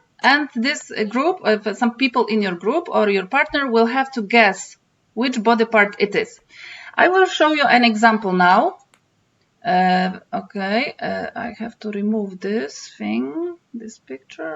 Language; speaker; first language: English; non-native, fluent; Polish